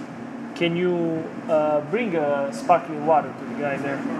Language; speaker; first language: English; non-native, fluent; Italian